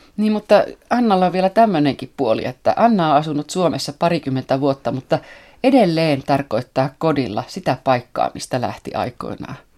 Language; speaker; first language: Finnish; native; Finnish